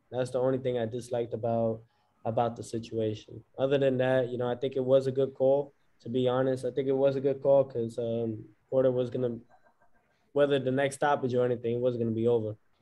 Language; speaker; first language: English; early bilingual, other home language; Spanish